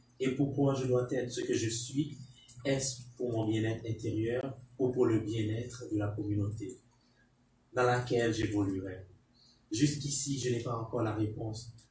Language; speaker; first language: French; non-native, local second language; Haitian Creole